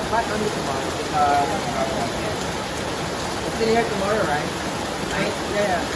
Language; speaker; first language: English; non-native, learner; Cebuano